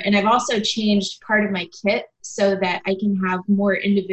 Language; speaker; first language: English; native; English